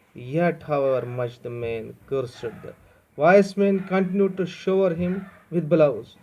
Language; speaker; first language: English; non-native, local second language; Urdu